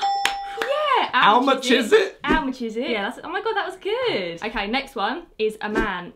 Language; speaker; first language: English; native; English